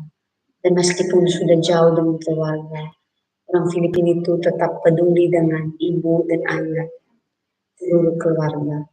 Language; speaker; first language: Indonesian; non-native, fluent; Filipino